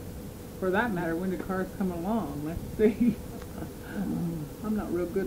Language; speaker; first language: English; native; English